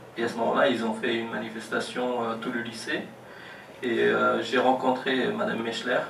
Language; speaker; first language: French; non-native, fluent; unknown